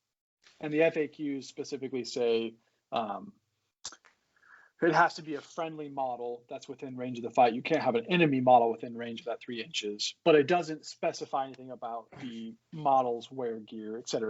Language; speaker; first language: English; native; English